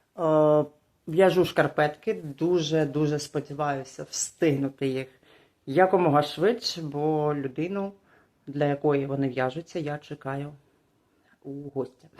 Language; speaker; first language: Ukrainian; non-native, local second language; Russian